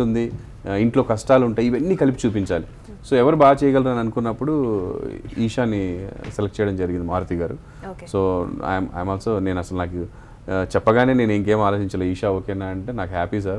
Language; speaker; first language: Telugu; native; Telugu